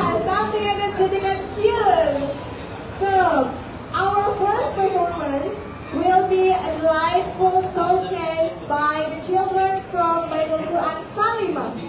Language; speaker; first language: English; non-native, fluent; Indonesian